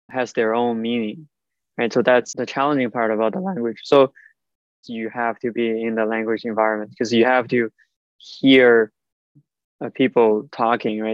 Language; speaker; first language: English; non-native, fluent; Chinese